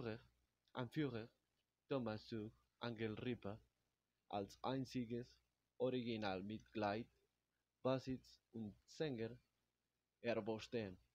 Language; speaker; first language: German; non-native, learner; Spanish